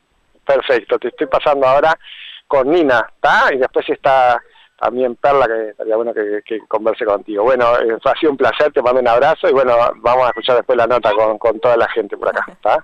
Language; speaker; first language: Spanish; native; Spanish